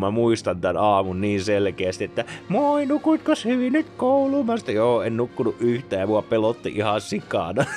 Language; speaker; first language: Finnish; native; Finnish